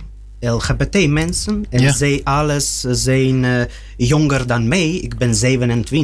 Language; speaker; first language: Dutch; non-native, learner; Russian